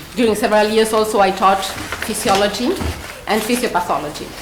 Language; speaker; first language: English; non-native, fluent; Spanish